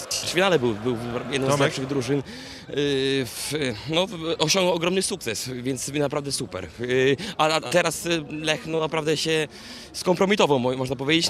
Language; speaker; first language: Polish; native; Polish